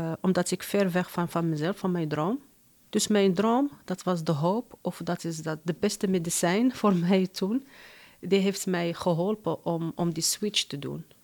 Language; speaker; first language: Dutch; non-native, fluent; Arabic